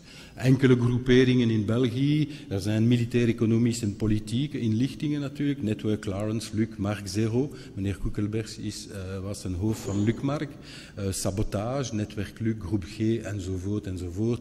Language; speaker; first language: Dutch; non-native, local second language; French